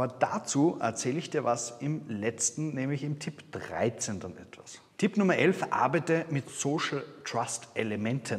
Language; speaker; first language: German; native; German